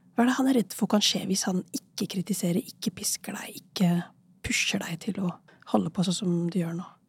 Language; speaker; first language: Norwegian; early bilingual, other home language; Urdu